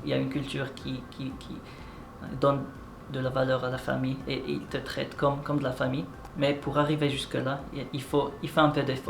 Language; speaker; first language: French; non-native, local second language; Arabic